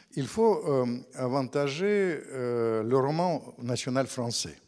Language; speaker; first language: French; non-native, fluent; Ukrainian